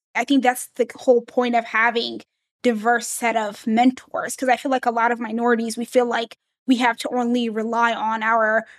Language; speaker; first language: English; early bilingual, other home language; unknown